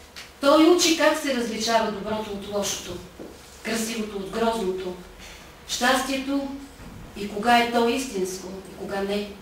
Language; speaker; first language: Bulgarian; native; Bulgarian